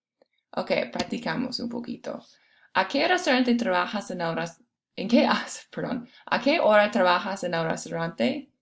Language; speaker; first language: Spanish; non-native, fluent; English